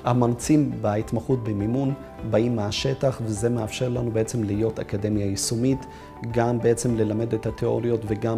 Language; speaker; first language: Hebrew; native; Hebrew